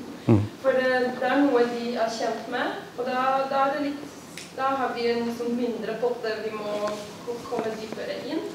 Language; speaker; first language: Norwegian; non-native, fluent; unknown